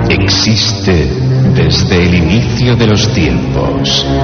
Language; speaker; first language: Spanish; native; Spanish